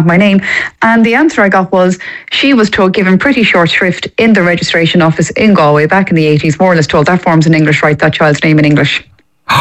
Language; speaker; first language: English; native; English